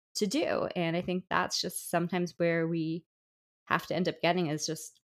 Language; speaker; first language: English; native; English